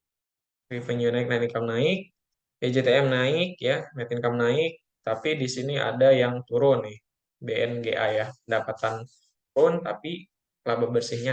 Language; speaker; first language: Indonesian; native; Indonesian